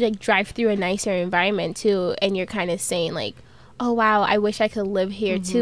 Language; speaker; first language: English; native; English